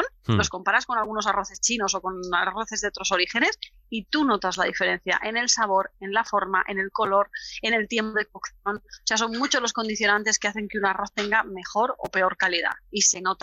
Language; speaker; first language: Spanish; native; Spanish